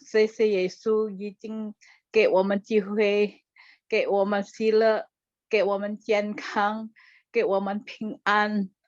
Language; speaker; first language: Chinese; non-native, learner; Indonesian